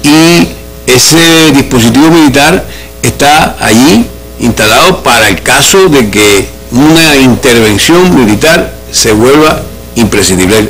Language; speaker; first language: Spanish; native; Spanish